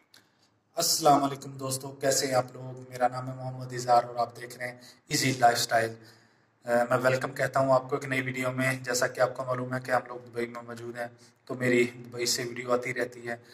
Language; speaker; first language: Hindi; native; Hindi